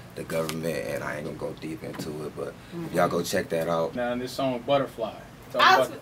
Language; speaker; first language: English; native; English